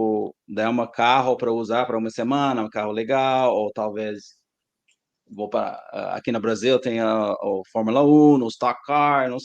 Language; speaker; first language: Portuguese; non-native, learner; English